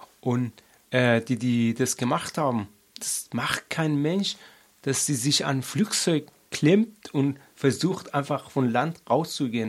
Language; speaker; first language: German; non-native, learner; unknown